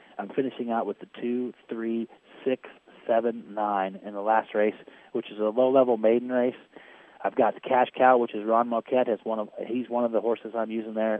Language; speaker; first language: English; native; English